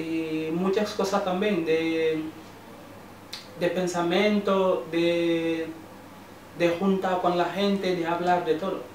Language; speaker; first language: Spanish; non-native, learner; Wolof